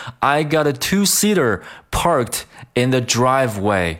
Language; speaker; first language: English; non-native, fluent; Chinese